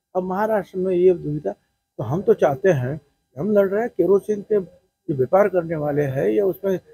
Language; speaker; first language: Hindi; non-native, local second language; Marathi